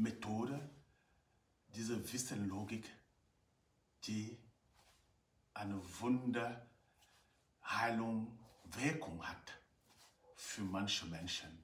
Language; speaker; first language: German; non-native, fluent; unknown